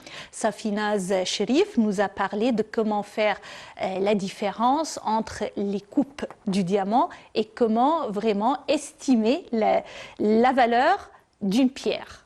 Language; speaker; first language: French; non-native, fluent; Arabic